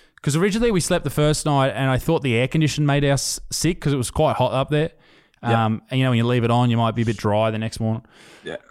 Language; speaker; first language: English; native; English